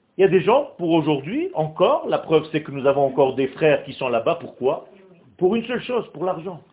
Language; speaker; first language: French; non-native, fluent; Hebrew